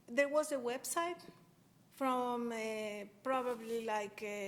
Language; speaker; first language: English; non-native, fluent; Spanish